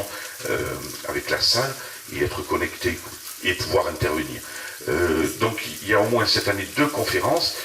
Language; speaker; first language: French; native; French